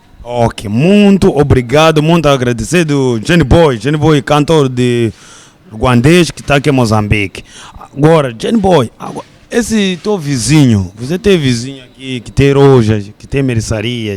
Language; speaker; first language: Portuguese; non-native, learner; Kinyarwanda